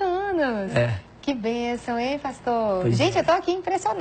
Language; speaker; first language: Portuguese; native; Portuguese